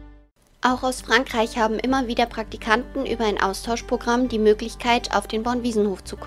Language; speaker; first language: German; native; German